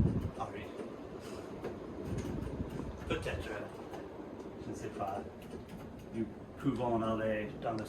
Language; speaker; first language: French; non-native, learner; English